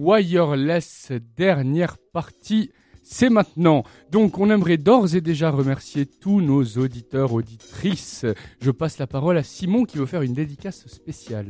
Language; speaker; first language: French; native; French